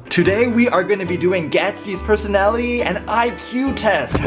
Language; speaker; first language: English; native; English